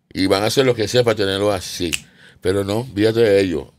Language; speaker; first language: Spanish; non-native, fluent; English